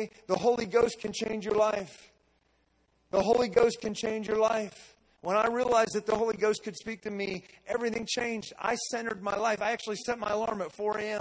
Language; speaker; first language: English; native; English